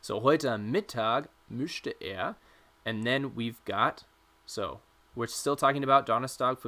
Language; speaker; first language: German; non-native, fluent; English